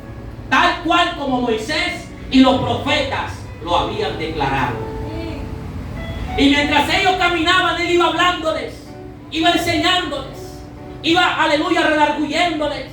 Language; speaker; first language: Spanish; native; Spanish